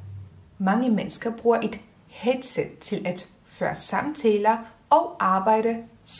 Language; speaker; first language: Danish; non-native, fluent; Polish